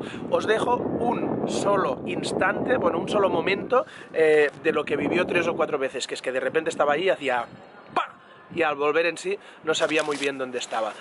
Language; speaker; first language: Spanish; native; Spanish